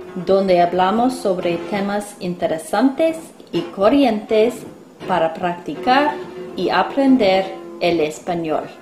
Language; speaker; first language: Spanish; non-native, fluent; English